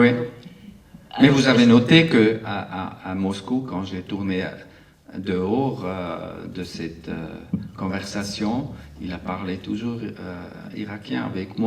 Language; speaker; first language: French; non-native, local second language; Arabic